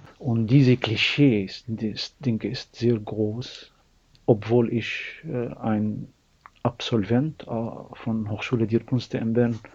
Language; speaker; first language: German; non-native, learner; Arabic